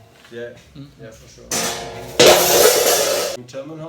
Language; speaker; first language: English; non-native, learner; German